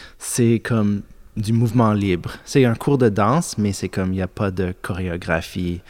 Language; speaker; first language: French; non-native, local second language; English